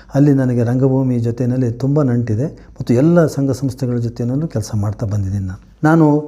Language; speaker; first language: Kannada; native; Kannada